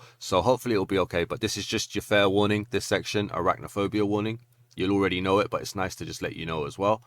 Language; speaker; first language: English; native; English